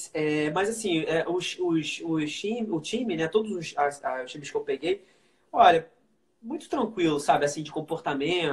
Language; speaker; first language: Portuguese; native; Portuguese